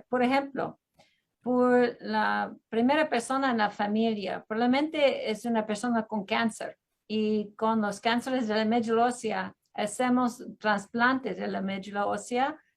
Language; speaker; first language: Spanish; early bilingual, heritage; Spanish